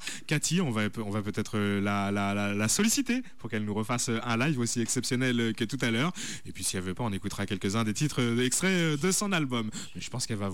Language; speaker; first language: French; native; French